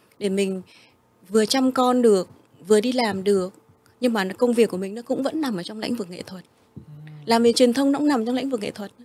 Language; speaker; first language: Vietnamese; early bilingual, heritage; Vietnamese